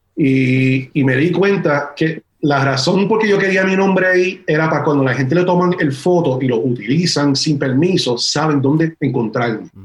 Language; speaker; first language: Spanish; early bilingual, heritage; Spanish